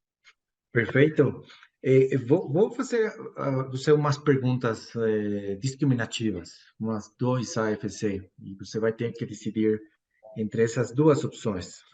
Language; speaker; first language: Portuguese; non-native, fluent; Spanish